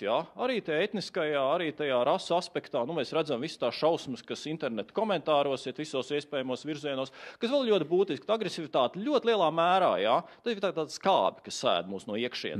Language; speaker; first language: Latvian; native; Latvian